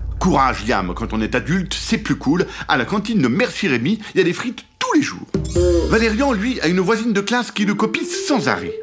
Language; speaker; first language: French; native; French